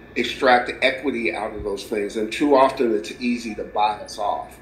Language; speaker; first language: English; native; English